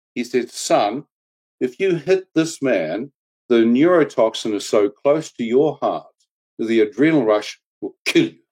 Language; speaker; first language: English; native; English